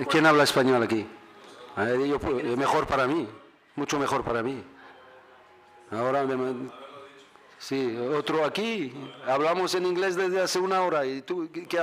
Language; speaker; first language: Spanish; non-native, fluent; French